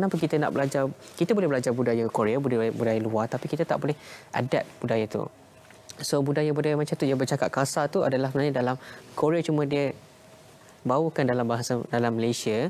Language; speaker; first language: Malay; native; Malay